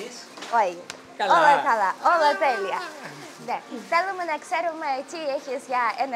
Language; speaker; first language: Romanian; non-native, learner; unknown